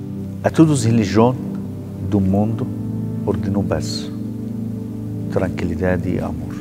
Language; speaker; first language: Portuguese; non-native, learner; Arabic